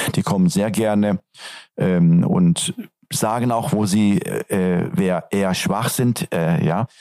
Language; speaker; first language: German; non-native, fluent; Turkish